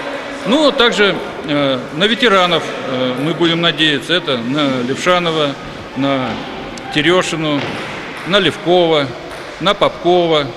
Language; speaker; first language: Russian; native; Russian